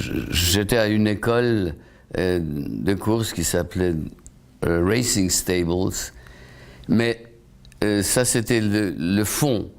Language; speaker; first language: French; non-native, fluent; Polish